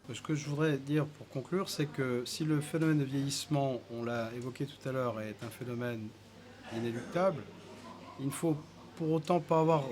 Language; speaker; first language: French; native; French